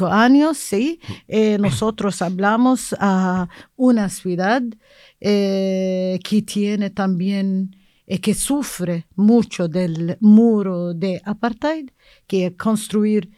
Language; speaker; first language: Spanish; non-native, learner; Arabic